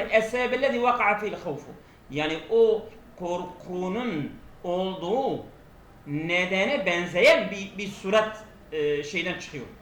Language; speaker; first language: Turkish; non-native, local second language; Kurdish